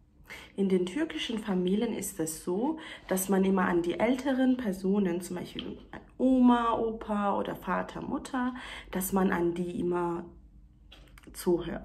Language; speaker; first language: German; early bilingual, other home language; Turkish